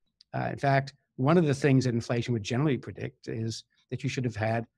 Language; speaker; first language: English; native; English